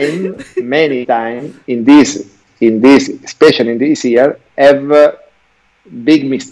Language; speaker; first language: English; non-native, learner; Italian